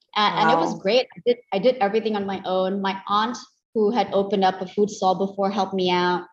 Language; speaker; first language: English; non-native, fluent; Indonesian